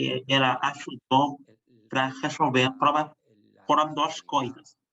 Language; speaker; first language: Portuguese; non-native, fluent; Spanish